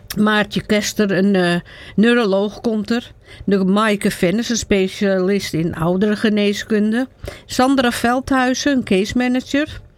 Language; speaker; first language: Dutch; native; Dutch